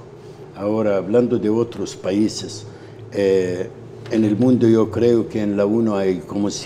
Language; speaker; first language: Spanish; non-native, fluent; Arabic